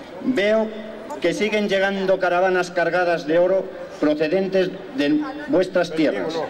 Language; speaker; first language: Spanish; native; Spanish